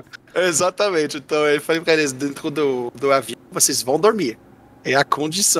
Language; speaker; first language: Portuguese; non-native, fluent; French